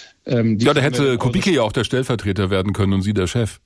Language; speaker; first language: German; native; German